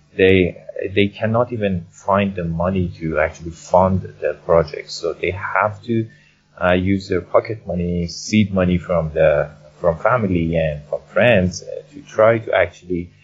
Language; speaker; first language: English; non-native, fluent; Persian